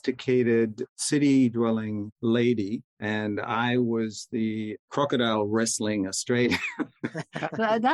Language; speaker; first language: English; native; English